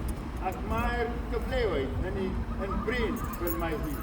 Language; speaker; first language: Welsh; non-native, fluent; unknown